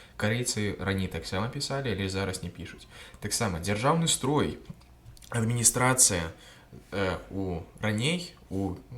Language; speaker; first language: Belarusian; non-native, local second language; Russian